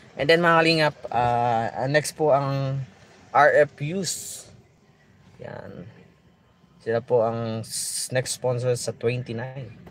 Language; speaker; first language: Filipino; native; Filipino